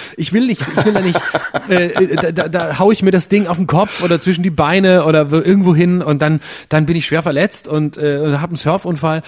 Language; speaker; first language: German; native; German